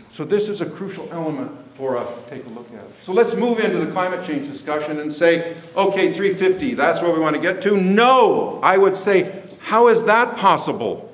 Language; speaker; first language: English; native; English